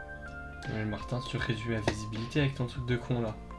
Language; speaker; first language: French; native; French